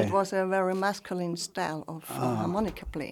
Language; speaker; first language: English; non-native, fluent; German